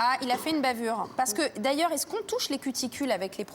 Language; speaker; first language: French; native; French